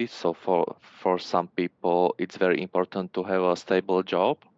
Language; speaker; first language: English; non-native, fluent; Slovak